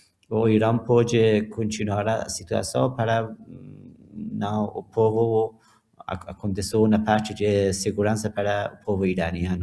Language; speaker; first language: Portuguese; non-native, learner; Persian